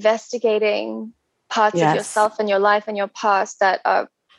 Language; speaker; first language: English; native; English